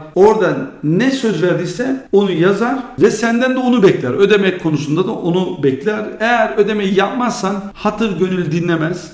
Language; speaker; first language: Turkish; early bilingual, heritage; Turkish